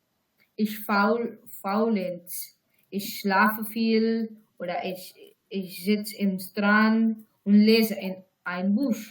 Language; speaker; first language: German; non-native, learner; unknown